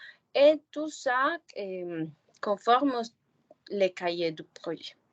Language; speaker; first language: French; non-native, learner; Spanish